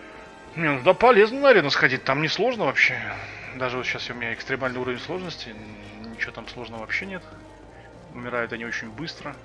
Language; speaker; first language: Russian; native; Russian